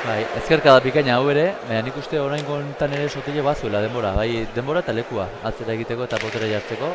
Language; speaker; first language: Basque; native; Basque